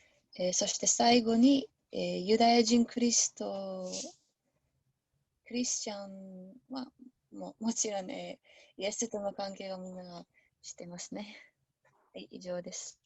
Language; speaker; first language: Japanese; non-native, learner; English